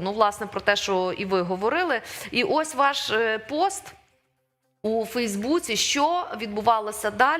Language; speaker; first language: Ukrainian; native; Ukrainian